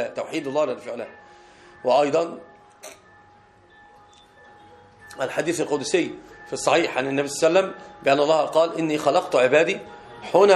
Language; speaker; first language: Arabic; native; Arabic